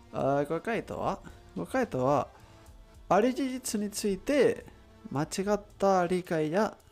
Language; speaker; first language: Japanese; non-native, learner; Spanish